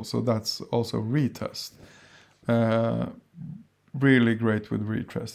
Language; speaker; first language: English; non-native, fluent; Swedish